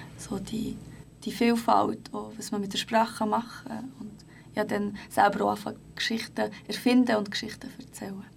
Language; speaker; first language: German; early bilingual, other home language; Turkish